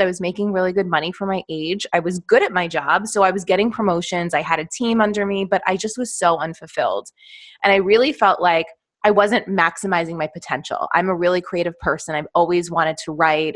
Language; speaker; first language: English; native; English